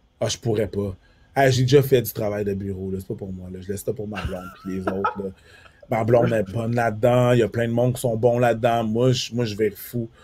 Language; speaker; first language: French; early bilingual, other home language; Haitian Creole